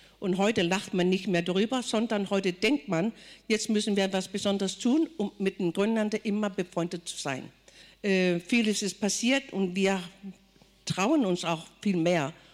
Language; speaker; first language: German; non-native, fluent; Kalaallisut